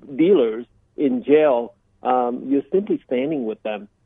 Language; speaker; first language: English; early bilingual, other home language; Vietnamese